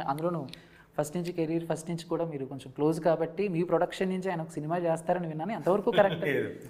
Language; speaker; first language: Telugu; native; Telugu